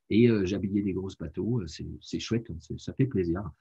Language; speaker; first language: French; non-native, fluent; German